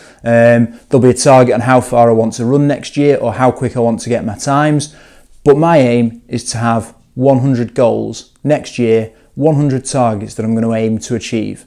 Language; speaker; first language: English; native; English